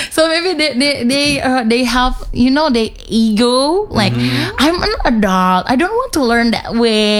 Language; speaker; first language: English; non-native, fluent; Indonesian